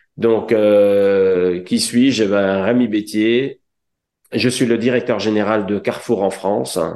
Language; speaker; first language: French; non-native, local second language; Arabic